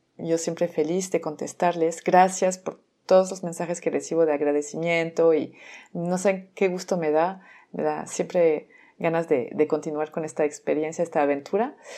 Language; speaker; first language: Spanish; non-native, fluent; French